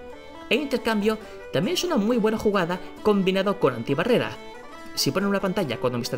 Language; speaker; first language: Spanish; native; Spanish